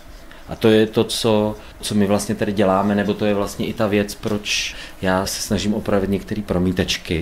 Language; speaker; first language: Czech; native; Czech